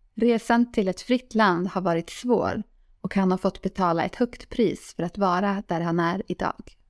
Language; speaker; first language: Swedish; native; Swedish